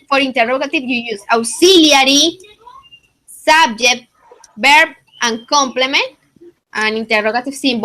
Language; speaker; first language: English; non-native, fluent; Spanish